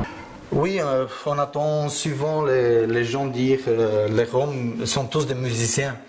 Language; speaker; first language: French; early bilingual, other home language; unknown